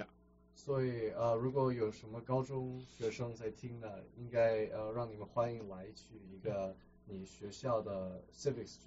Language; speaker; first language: Chinese; early bilingual, heritage; Chinese